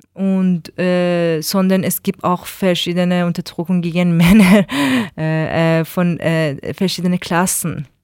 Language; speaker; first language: German; non-native, learner; Persian